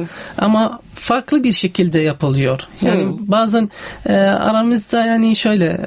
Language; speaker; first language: Turkish; non-native, learner; Arabic